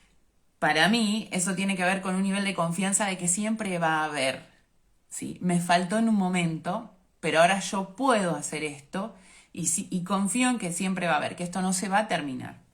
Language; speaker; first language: Spanish; native; Spanish